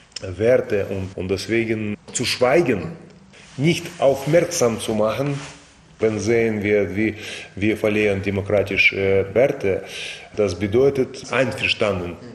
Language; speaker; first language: German; non-native, fluent; Russian